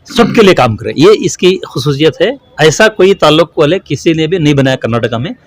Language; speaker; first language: Urdu; native; Urdu